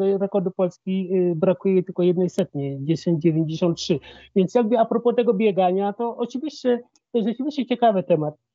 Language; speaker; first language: Polish; non-native, fluent; Wolof